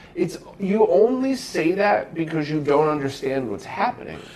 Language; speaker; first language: English; native; English